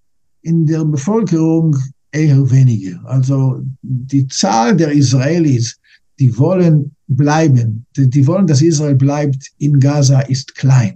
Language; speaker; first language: German; non-native, fluent; English